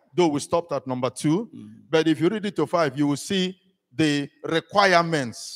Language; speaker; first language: English; non-native, local second language; Igbo